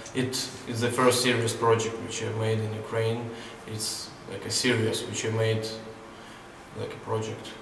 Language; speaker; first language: English; non-native, learner; Ukrainian